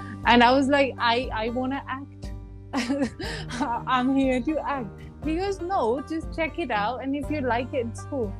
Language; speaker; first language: English; early bilingual, other home language; Punjabi